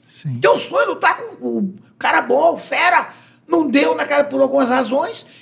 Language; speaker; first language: Portuguese; native; Portuguese